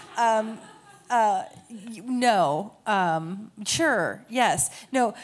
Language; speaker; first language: English; native; English